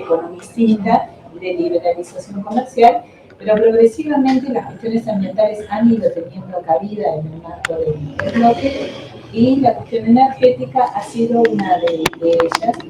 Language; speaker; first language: Spanish; native; Spanish